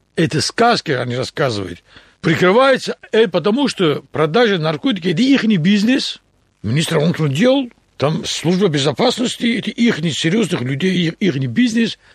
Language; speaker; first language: Russian; non-native, local second language; Talysh